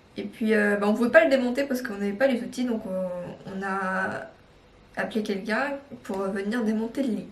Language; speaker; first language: French; non-native, fluent; Korean